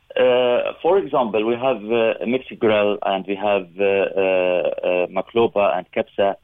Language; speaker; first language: English; non-native, learner; Arabic